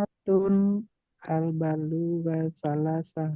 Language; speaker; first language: Arabic; non-native, learner; Indonesian